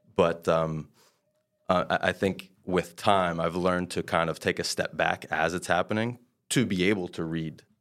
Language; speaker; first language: English; non-native, fluent; French